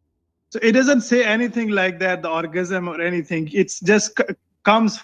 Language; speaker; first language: English; non-native, fluent; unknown